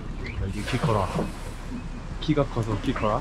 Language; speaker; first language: Korean; native; Korean